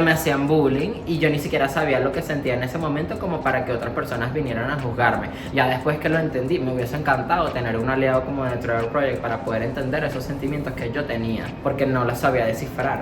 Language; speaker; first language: Spanish; native; Spanish